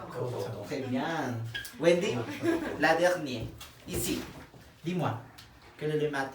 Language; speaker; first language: French; non-native, fluent; Spanish